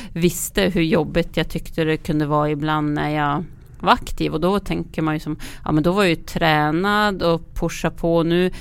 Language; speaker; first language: Swedish; native; Swedish